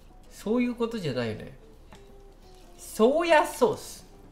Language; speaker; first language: Japanese; native; Japanese